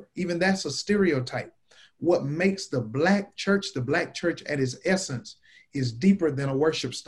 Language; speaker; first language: English; native; English